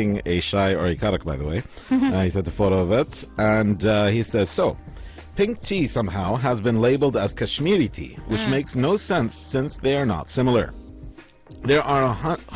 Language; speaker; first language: English; non-native, fluent; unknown